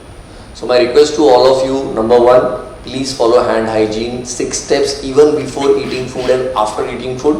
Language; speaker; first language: English; non-native, local second language; Marathi